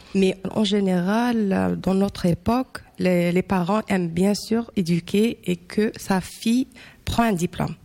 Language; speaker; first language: French; non-native, local second language; Arabic